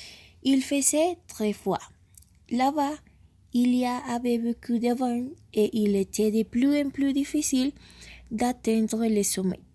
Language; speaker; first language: French; non-native, learner; Spanish